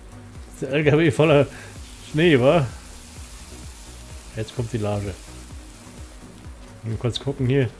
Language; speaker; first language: German; native; German